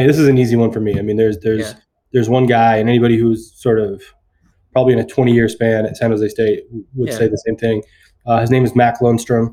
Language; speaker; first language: English; native; English